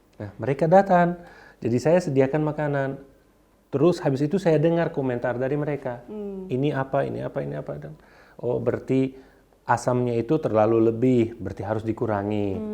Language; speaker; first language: Indonesian; non-native, fluent; Arabic